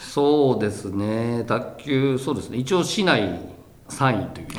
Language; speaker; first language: Japanese; native; Japanese